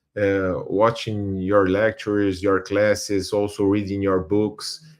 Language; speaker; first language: English; non-native, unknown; Portuguese